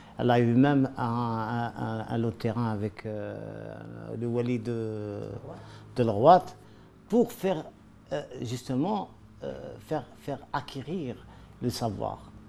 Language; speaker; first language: French; non-native, local second language; Arabic